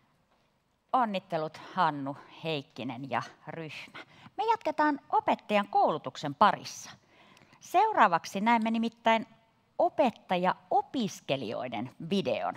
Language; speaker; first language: Finnish; native; Finnish